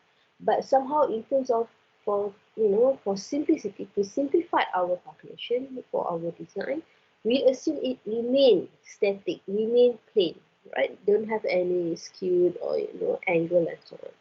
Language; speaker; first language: English; non-native, local second language; Malay